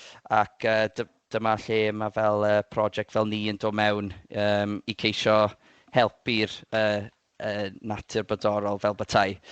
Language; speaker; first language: Welsh; native; Welsh